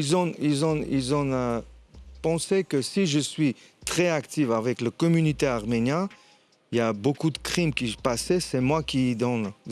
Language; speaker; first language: French; non-native, fluent; Armenian